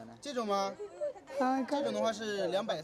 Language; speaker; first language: Chinese; native; Chinese